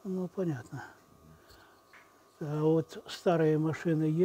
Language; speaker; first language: Russian; native; Russian